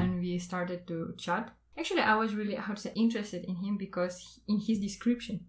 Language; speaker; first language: English; non-native, fluent; Russian